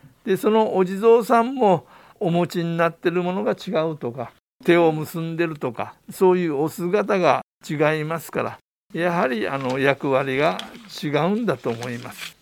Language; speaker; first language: Japanese; native; Japanese